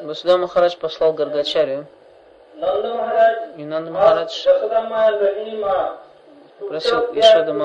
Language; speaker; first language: Russian; non-native, fluent; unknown